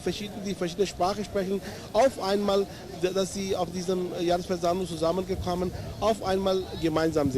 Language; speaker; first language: German; non-native, fluent; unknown